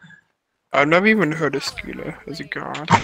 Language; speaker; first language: English; native; English